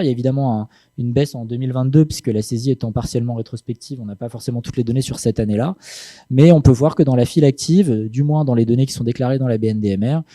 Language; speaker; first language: French; native; French